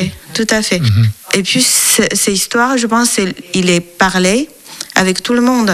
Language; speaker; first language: French; non-native, learner; Chinese